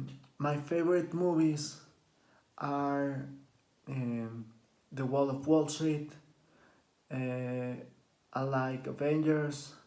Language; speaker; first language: English; non-native, learner; Spanish